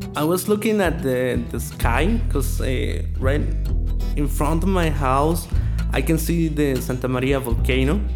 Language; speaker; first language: English; non-native, learner; Spanish